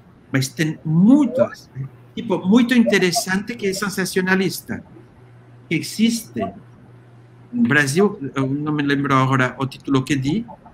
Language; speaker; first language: Portuguese; non-native, fluent; Spanish